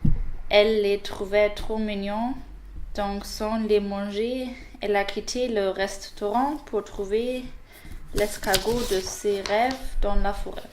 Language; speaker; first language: French; non-native, learner; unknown